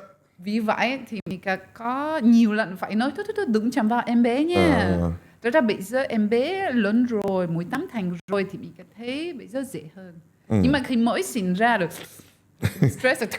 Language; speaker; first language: Vietnamese; non-native, fluent; French